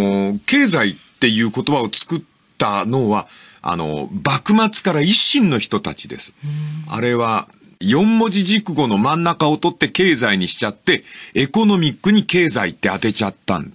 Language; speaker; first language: Japanese; native; Japanese